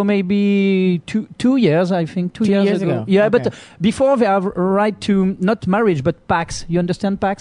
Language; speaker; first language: English; non-native, learner; French